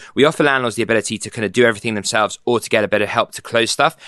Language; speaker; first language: English; native; English